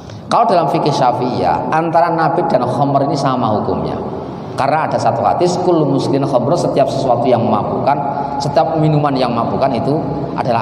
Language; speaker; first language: Indonesian; native; Indonesian